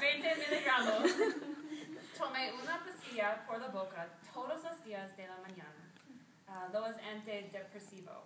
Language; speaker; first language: Spanish; non-native, learner; English